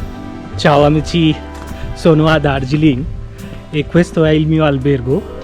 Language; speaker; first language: Italian; non-native, fluent; Bangla